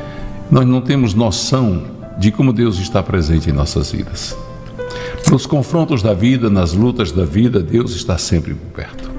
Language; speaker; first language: Portuguese; native; Portuguese